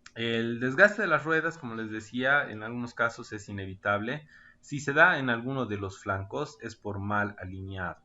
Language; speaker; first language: Spanish; native; Spanish